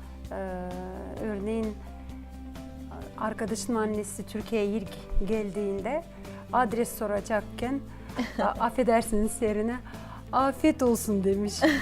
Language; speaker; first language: Turkish; non-native, fluent; Gagauz